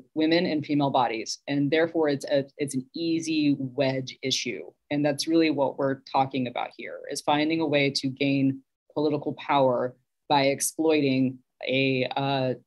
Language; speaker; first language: English; native; English